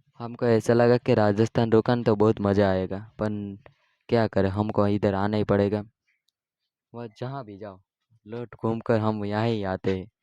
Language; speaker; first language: Hindi; non-native, local second language; Gujarati